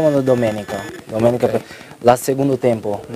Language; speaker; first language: Italian; non-native, learner; Portuguese